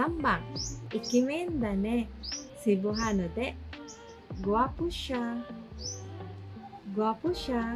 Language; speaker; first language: Japanese; non-native, fluent; Cebuano